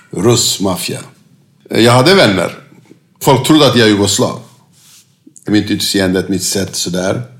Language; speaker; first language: Swedish; non-native, fluent; Turkish